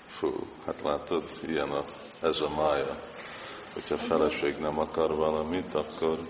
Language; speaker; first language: Hungarian; non-native, fluent; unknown